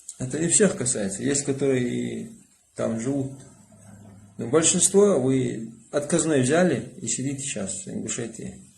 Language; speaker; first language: Russian; non-native, local second language; Ingush